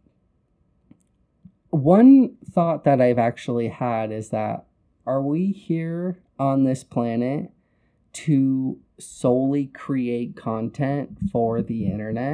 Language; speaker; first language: English; native; English